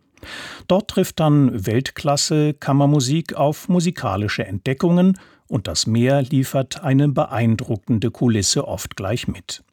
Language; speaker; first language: German; native; German